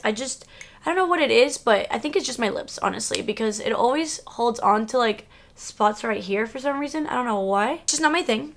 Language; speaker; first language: English; early bilingual, other home language; Spanish